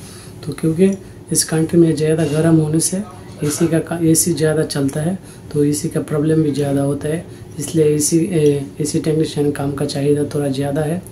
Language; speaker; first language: Hindi; non-native, fluent; Bangla